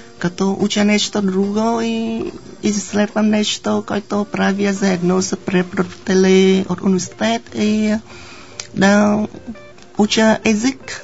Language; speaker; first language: Bulgarian; non-native, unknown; Vietnamese